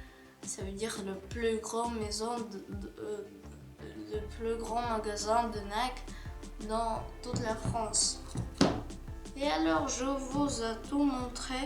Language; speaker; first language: French; non-native, learner; Ukrainian